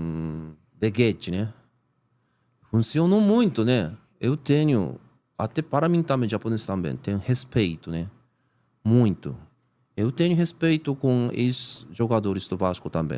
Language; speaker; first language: Portuguese; non-native, learner; Japanese